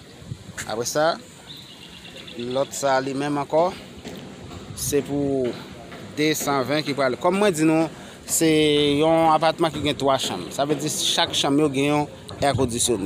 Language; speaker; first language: French; non-native, learner; Haitian Creole